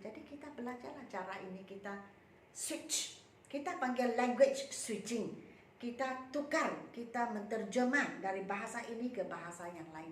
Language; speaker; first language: Malay; non-native, local second language; Chinese